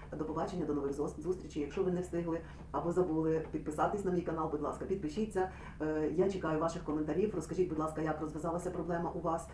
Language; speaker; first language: Ukrainian; non-native, local second language; Russian